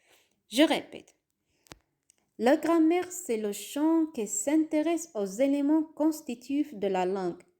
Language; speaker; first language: French; non-native, fluent; Arabic